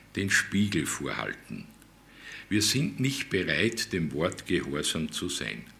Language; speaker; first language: German; native; German